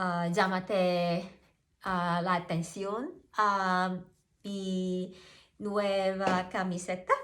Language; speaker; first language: Spanish; non-native, learner; Cantonese